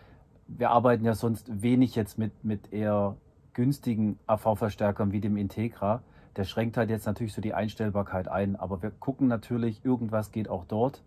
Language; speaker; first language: German; native; German